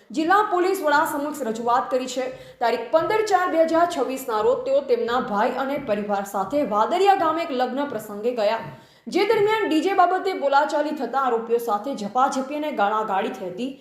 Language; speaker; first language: Gujarati; native; Gujarati